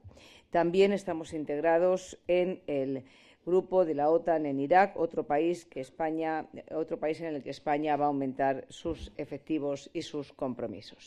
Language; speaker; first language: Spanish; native; Spanish